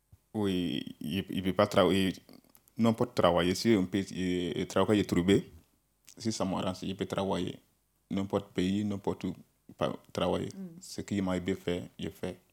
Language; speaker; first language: French; non-native, learner; Bambara